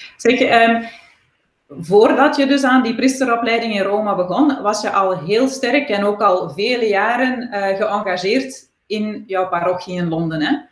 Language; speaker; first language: Dutch; native; Dutch